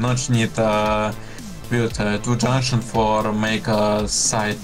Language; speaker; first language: English; non-native, learner; Russian